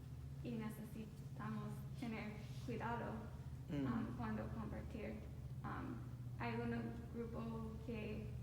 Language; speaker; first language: Spanish; non-native, learner; English